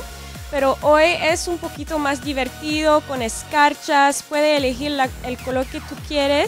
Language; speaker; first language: Spanish; non-native, fluent; French